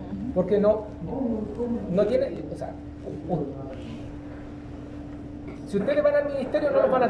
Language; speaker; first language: Spanish; native; Spanish